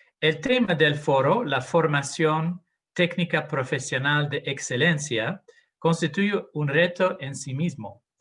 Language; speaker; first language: Spanish; non-native, fluent; English